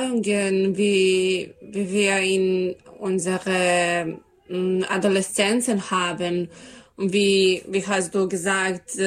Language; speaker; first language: German; non-native, learner; Serbian